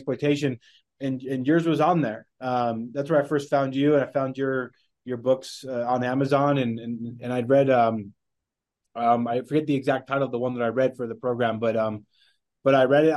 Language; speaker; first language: English; native; English